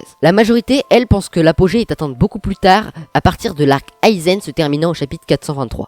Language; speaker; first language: French; native; French